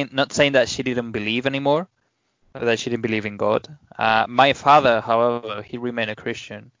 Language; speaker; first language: English; non-native, fluent; Spanish